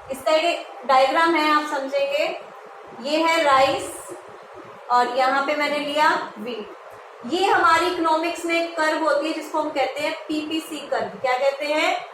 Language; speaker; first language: Hindi; native; Hindi